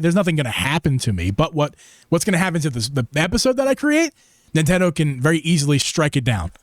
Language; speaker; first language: English; native; English